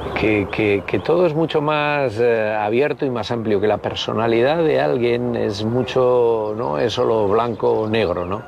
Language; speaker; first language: Spanish; native; Spanish